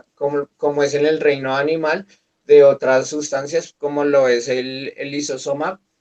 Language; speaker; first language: Spanish; native; Spanish